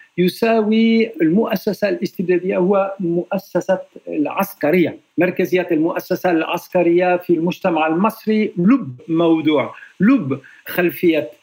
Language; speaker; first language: Arabic; non-native, fluent; French